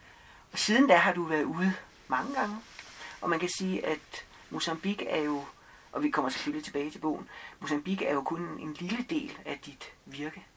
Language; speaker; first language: Danish; native; Danish